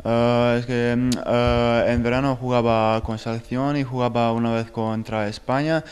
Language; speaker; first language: Spanish; non-native, fluent; Bosnian